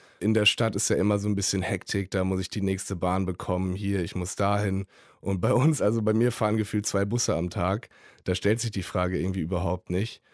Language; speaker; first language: German; native; German